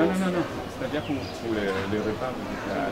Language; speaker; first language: French; non-native, local second language; Morisyen